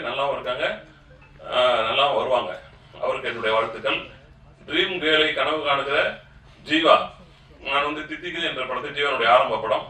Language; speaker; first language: Tamil; native; Tamil